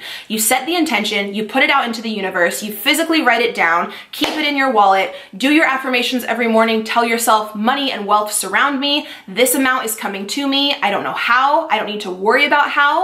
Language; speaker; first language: English; native; English